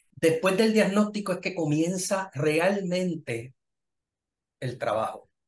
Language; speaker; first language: Spanish; native; Spanish